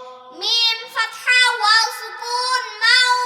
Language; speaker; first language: Arabic; non-native, learner; Bangla